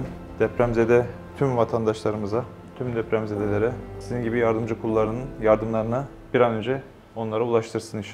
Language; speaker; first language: Turkish; native; Turkish